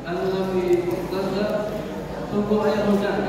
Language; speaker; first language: Indonesian; non-native, learner; Arabic